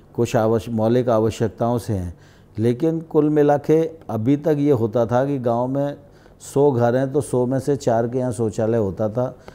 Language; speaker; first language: Hindi; native; Hindi